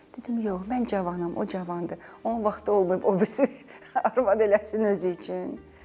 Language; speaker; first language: Azerbaijani; native; Azerbaijani